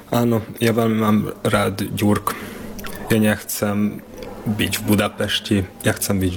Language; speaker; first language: Slovak; non-native, learner; Hungarian